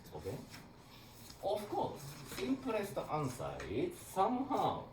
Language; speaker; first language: English; non-native, learner; Japanese